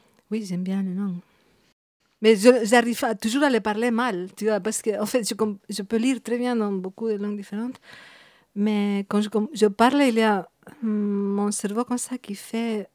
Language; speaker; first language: French; non-native, fluent; Spanish